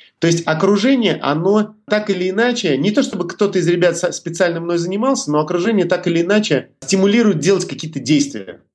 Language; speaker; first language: Russian; native; Russian